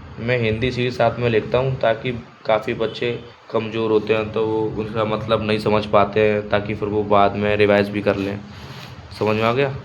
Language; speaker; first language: Hindi; native; Hindi